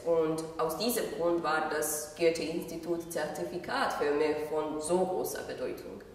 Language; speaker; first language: German; non-native, fluent; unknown